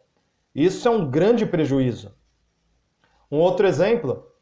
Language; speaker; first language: Portuguese; native; Portuguese